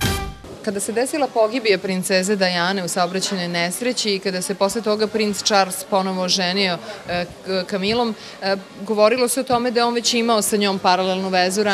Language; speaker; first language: Serbian; native; Serbian